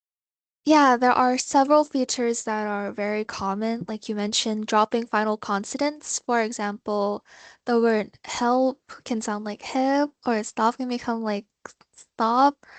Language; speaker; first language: English; non-native, fluent; Thai